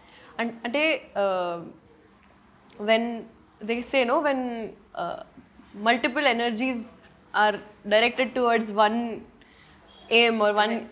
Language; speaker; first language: Telugu; non-native, local second language; Urdu